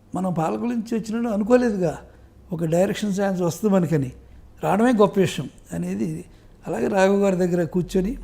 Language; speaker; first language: Telugu; native; Telugu